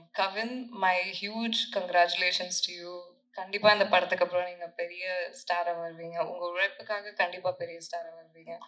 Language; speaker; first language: Tamil; native; Tamil